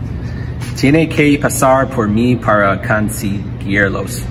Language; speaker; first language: Spanish; non-native, learner; English